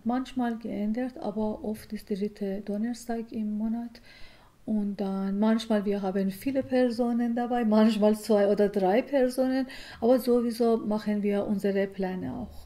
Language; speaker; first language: German; non-native, learner; Persian